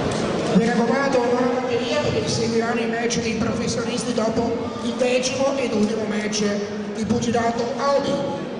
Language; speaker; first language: Italian; native; Italian